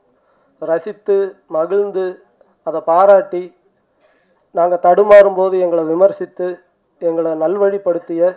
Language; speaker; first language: Tamil; native; Tamil